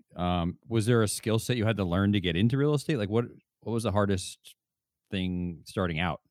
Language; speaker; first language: English; native; English